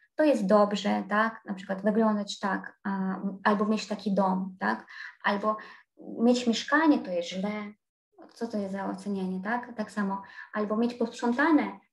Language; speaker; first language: Polish; non-native, fluent; Ukrainian